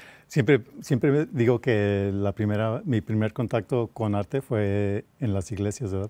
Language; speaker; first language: Spanish; early bilingual, heritage; Spanish